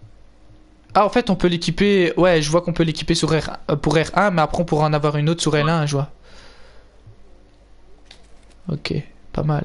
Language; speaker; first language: French; native; French